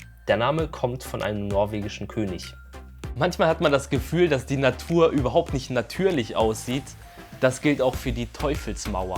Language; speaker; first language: German; native; German